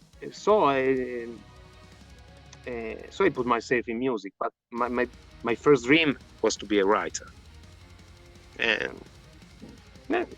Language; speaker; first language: English; non-native, fluent; Italian